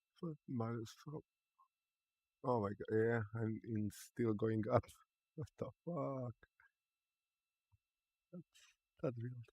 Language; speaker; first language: English; non-native, learner; Slovak